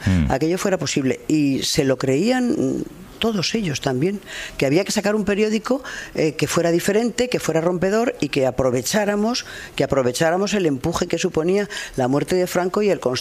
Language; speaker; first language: Spanish; native; Spanish